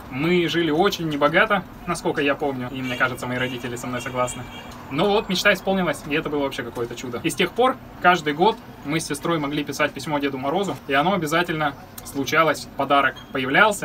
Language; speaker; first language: Russian; native; Russian